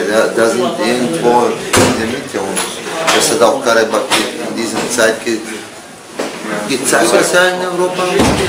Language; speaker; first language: German; non-native, learner; Croatian